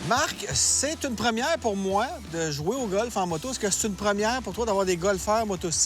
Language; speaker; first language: French; native; French